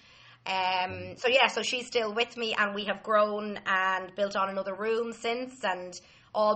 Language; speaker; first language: English; native; English